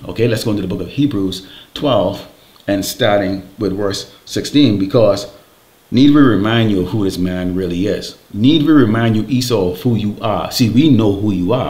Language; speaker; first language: English; native; English